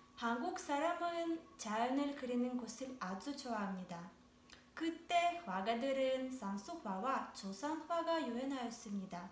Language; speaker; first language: Korean; non-native, learner; Russian